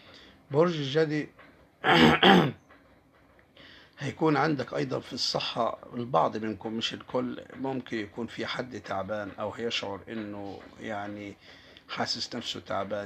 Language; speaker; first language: Arabic; native; Arabic